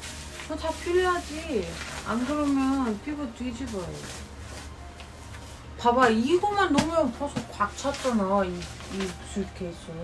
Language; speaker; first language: Korean; non-native, fluent; German